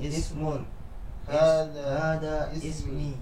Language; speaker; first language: Arabic; non-native, learner; Indonesian